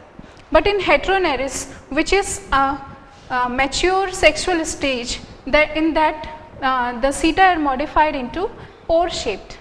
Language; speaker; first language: English; non-native, local second language; Hindi